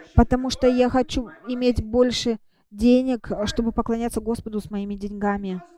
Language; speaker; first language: Russian; non-native, fluent; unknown